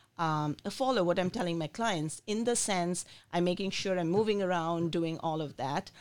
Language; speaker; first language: English; non-native, local second language; Bangla